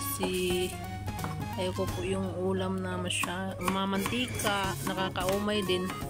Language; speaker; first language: Filipino; non-native, local second language; Cebuano